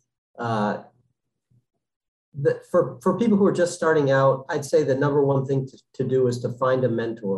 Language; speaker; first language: English; native; English